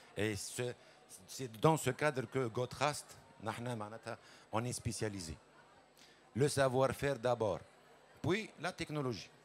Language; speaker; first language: French; non-native, local second language; Arabic